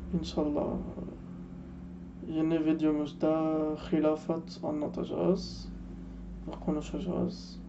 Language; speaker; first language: Turkish; non-native, learner; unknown